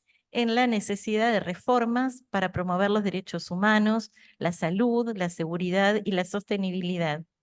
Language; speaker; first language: Spanish; native; Spanish